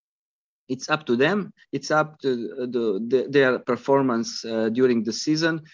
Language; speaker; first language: English; non-native, fluent; Croatian